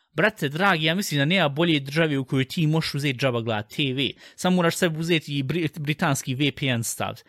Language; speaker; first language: Bosnian; early bilingual, heritage; Bosnian